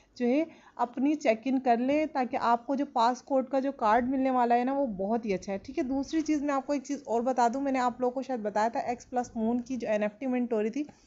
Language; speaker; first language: Urdu; non-native, local second language; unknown